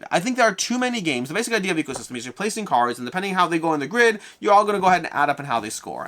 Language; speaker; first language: English; native; English